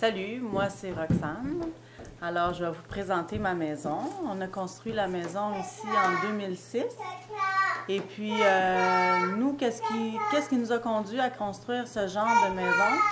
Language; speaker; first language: French; native; French